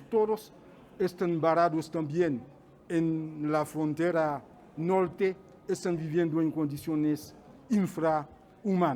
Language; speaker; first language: Spanish; non-native, fluent; Haitian Creole